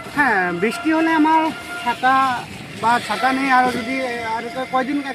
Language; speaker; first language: Bangla; native; Bangla